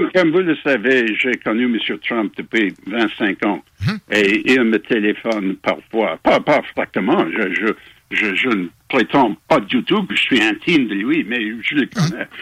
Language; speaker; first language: French; non-native, fluent; English